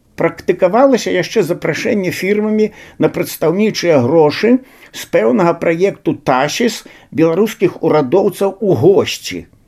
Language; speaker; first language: Belarusian; native; Belarusian